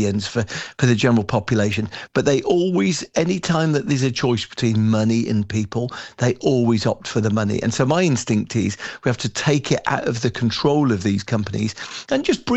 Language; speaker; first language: English; native; English